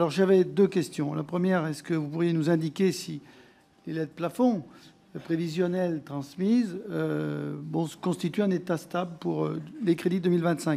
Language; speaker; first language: French; native; French